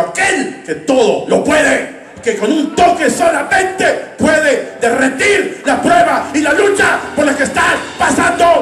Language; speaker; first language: Spanish; native; Spanish